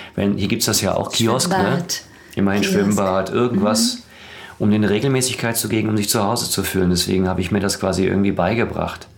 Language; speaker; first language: German; native; German